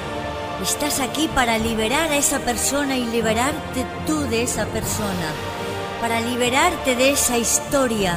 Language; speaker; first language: Spanish; native; Spanish